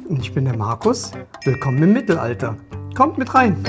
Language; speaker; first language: German; native; German